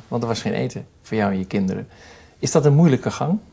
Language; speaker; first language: Dutch; native; Dutch